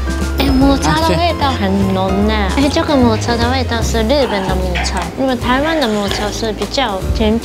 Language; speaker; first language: Chinese; non-native, fluent; Japanese